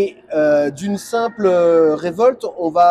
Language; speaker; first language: French; native; French